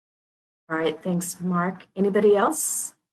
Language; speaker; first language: English; native; English